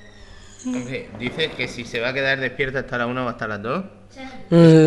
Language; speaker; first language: Spanish; native; Spanish